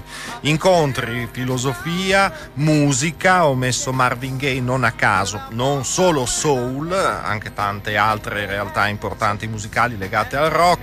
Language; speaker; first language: Italian; native; Italian